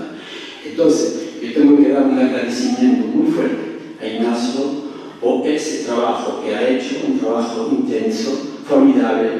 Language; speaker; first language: Spanish; early bilingual, heritage; French